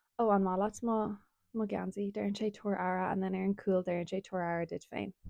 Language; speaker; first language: Irish; non-native, local second language; English